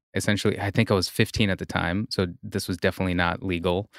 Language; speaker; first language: English; non-native, fluent; Russian